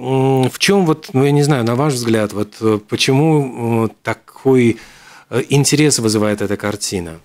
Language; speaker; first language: Russian; native; Russian